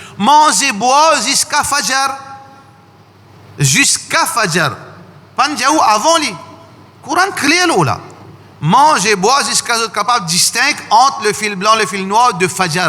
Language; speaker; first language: French; non-native, learner; Morisyen